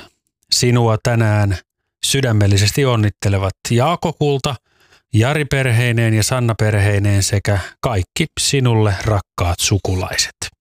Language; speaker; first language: Finnish; native; Finnish